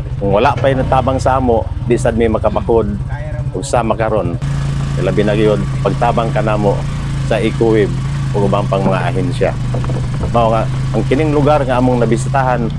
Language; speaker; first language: Cebuano; native; Cebuano